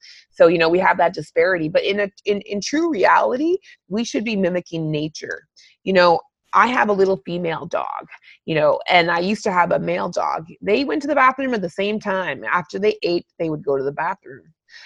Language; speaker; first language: English; native; English